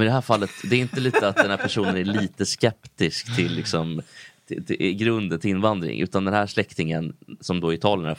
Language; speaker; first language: Swedish; native; Swedish